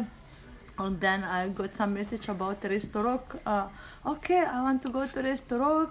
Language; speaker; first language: English; non-native, learner; Slovenian